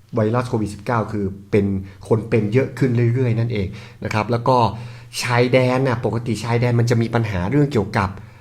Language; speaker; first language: Thai; native; Thai